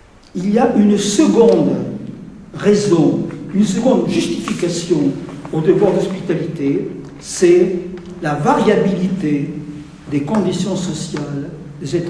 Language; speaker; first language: French; native; French